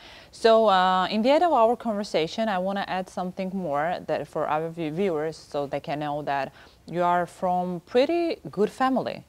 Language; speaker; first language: English; non-native, learner; Armenian